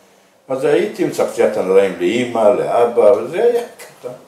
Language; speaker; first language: Hebrew; early bilingual, other home language; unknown